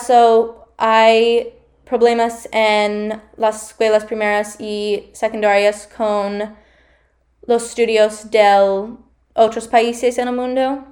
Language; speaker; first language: Spanish; non-native, learner; English